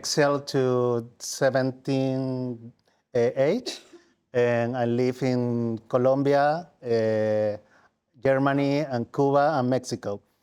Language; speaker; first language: English; non-native, learner; Spanish